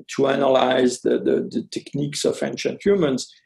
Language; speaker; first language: English; early bilingual, other home language; French